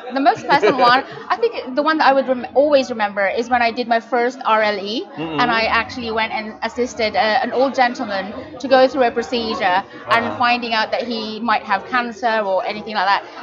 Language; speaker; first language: English; non-native, local second language; Filipino